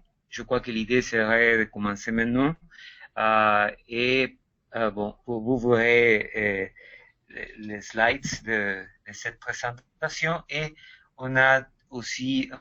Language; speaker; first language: French; non-native, fluent; Spanish